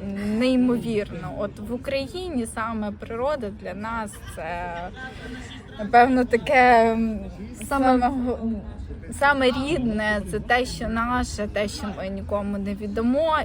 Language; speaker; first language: Ukrainian; native; Ukrainian